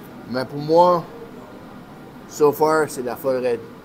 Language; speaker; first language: French; native; French